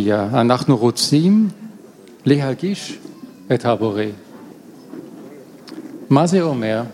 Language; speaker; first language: Hebrew; non-native, learner; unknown